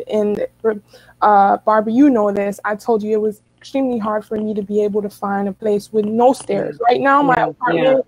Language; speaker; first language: English; native; English